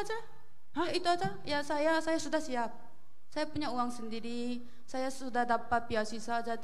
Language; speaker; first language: Indonesian; non-native, learner; Korean